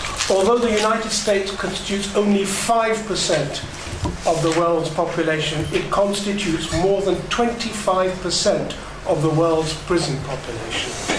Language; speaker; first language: English; native; English